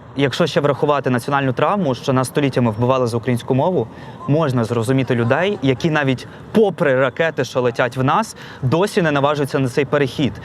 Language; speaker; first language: Ukrainian; non-native, local second language; Russian